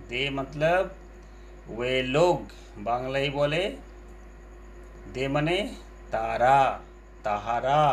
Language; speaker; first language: Hindi; non-native, local second language; Bangla